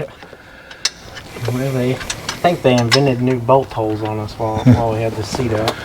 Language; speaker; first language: English; native; English